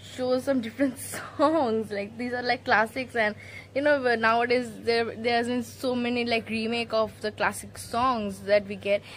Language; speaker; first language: English; non-native, local second language; Bangla